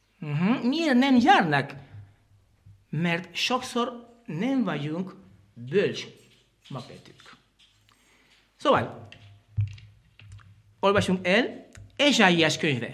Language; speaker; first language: Hungarian; non-native, learner; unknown